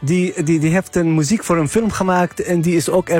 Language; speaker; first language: Dutch; non-native, fluent; Arabic